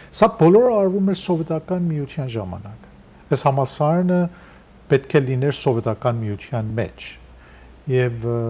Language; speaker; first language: Armenian; native; Armenian